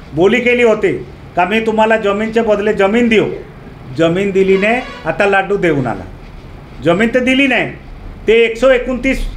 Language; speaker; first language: Marathi; non-native, local second language; Bhili